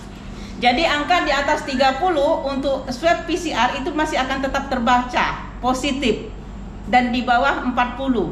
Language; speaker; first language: Indonesian; native; Indonesian